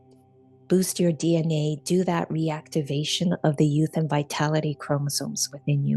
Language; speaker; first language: English; native; English